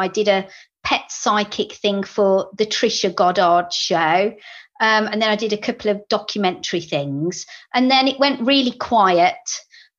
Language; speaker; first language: English; native; English